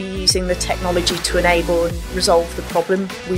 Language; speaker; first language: English; native; English